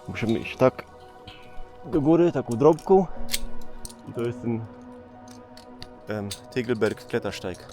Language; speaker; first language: Polish; non-native, local second language; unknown